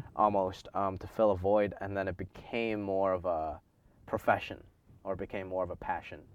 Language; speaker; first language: English; non-native, local second language; Cantonese